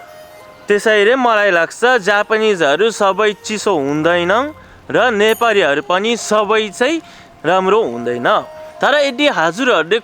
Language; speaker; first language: Nepali; non-native, fluent; Japanese